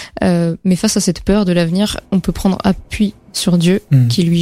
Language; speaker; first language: French; native; French